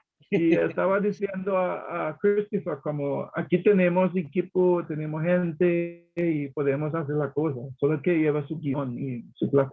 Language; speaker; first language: Spanish; non-native, learner; English